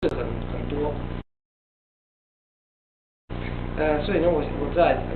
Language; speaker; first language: Chinese; non-native, learner; Italian